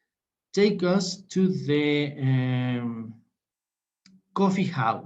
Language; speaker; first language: English; non-native, fluent; Spanish